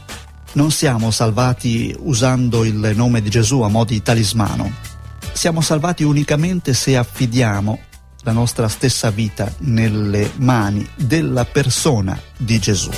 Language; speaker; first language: Italian; native; Italian